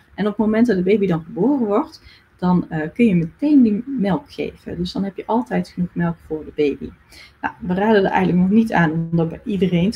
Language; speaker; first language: Dutch; native; Dutch